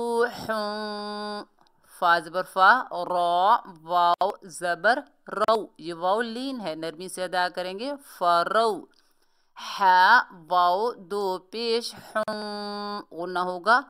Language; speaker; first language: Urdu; native; Urdu